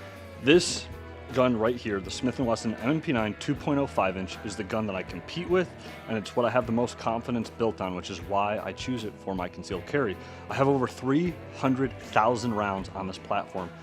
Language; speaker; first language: English; native; English